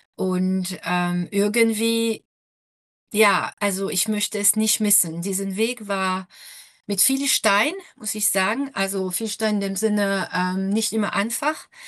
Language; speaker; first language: German; non-native, fluent; French